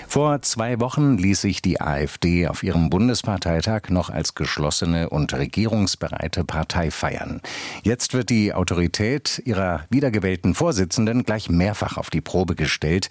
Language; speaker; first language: German; native; German